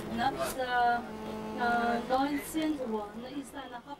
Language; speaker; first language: German; non-native, learner; Chinese